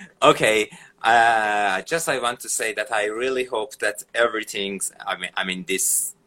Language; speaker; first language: English; non-native, fluent; Persian